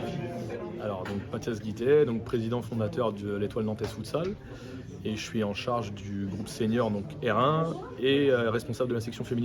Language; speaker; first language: French; native; French